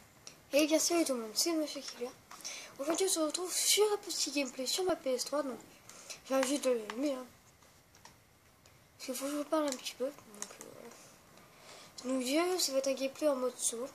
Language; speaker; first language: French; native; French